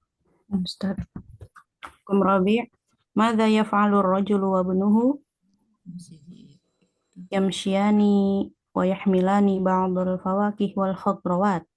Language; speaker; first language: Arabic; non-native, learner; Indonesian